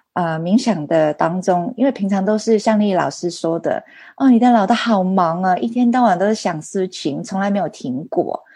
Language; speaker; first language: Chinese; early bilingual, heritage; Chinese